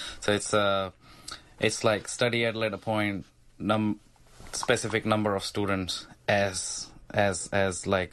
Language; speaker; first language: English; non-native, local second language; Punjabi